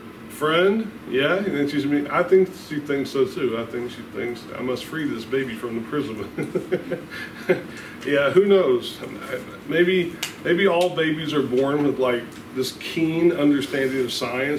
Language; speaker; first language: English; native; English